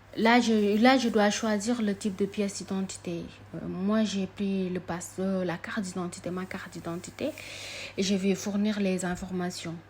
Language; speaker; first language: French; non-native, local second language; Wolof